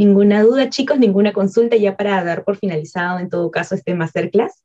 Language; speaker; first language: Spanish; native; Spanish